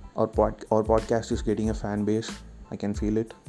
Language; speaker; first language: English; non-native, local second language; Tamil